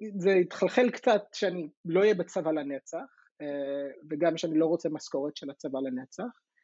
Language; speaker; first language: Hebrew; non-native, fluent; English